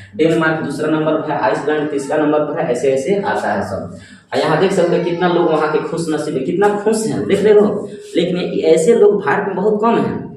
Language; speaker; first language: Hindi; native; Hindi